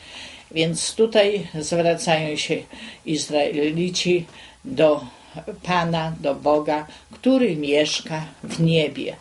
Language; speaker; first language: Polish; native; Polish